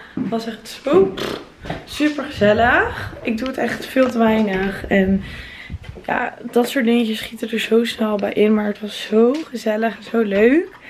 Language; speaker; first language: Dutch; native; Dutch